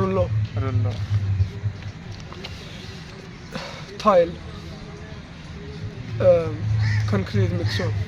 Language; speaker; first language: Korean; non-native, learner; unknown